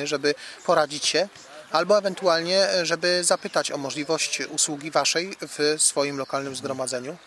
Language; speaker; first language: Polish; native; Polish